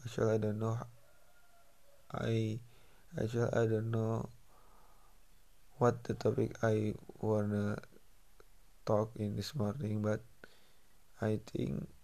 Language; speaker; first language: English; non-native, learner; Indonesian